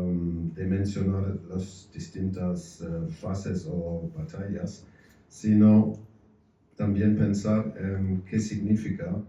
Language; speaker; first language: Spanish; non-native, fluent; German